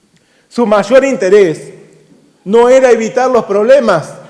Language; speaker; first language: Spanish; native; Spanish